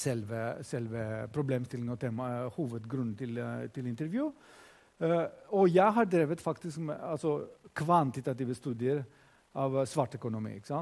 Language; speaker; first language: Norwegian; non-native, fluent; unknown